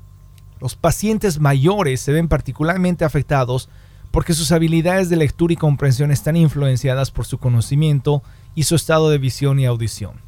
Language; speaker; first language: Spanish; native; Spanish